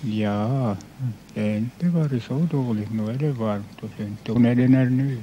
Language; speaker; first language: Swedish; non-native, local second language; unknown